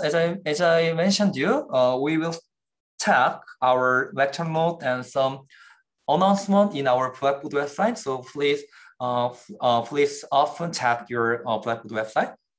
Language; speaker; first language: English; non-native, fluent; Korean